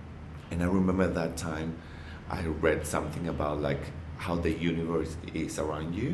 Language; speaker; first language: English; non-native, learner; Spanish